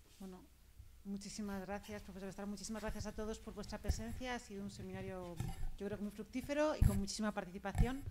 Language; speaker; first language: Spanish; native; Spanish